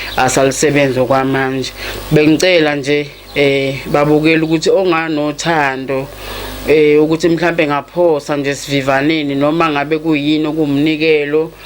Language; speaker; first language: Zulu; native; Zulu